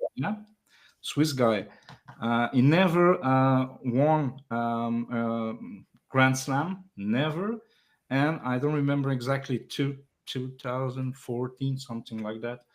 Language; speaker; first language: English; non-native, learner; French